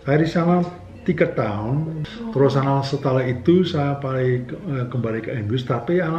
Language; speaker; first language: Indonesian; non-native, fluent; English